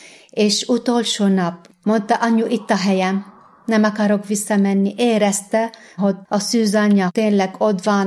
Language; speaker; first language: Hungarian; non-native, fluent; Arabic